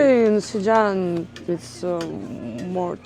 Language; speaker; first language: English; non-native, learner; Russian